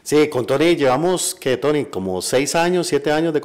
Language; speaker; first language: Spanish; native; Spanish